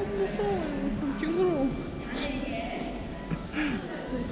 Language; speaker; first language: Korean; non-native, fluent; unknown